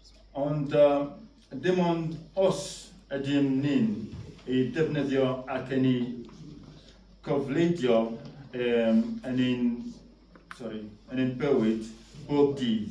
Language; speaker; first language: Welsh; non-native, fluent; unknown